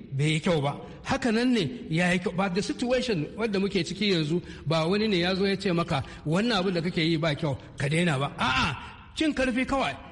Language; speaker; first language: Hausa; non-native, local second language; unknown